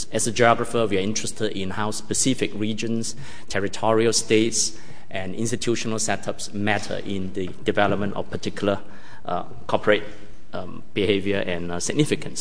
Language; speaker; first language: English; non-native, local second language; Cantonese